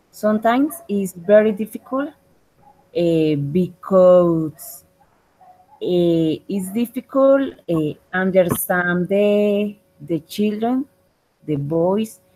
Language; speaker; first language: English; non-native, learner; Spanish